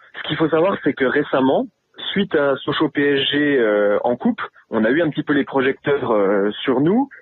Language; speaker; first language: French; native; French